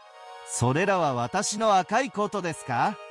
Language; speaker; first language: Japanese; non-native, learner; English